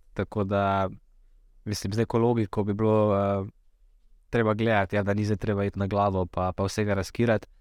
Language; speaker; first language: Slovenian; native; Slovenian